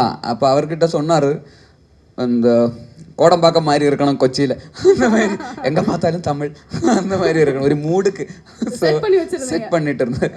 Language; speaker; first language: Tamil; non-native, learner; Malayalam